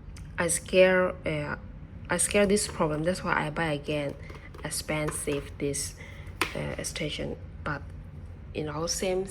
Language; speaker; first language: English; non-native, learner; Burmese